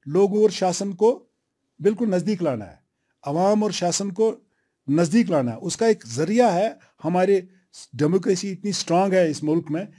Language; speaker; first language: Hindi; non-native, local second language; Kashmiri